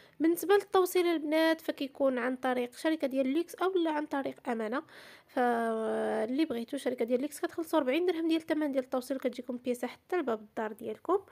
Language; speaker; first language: Arabic; native; Arabic